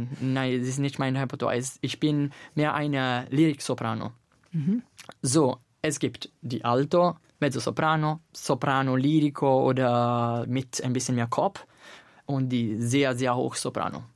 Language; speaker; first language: German; non-native, fluent; Italian